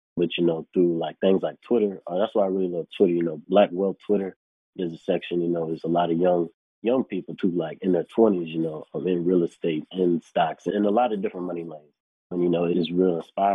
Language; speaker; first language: English; native; English